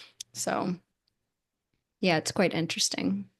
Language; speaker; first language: English; native; English